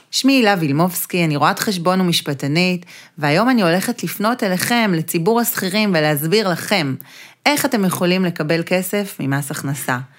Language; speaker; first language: Hebrew; native; Hebrew